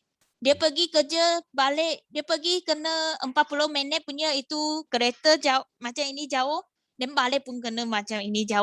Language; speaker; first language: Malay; non-native, local second language; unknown